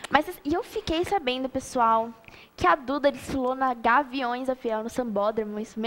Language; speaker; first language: Portuguese; native; Portuguese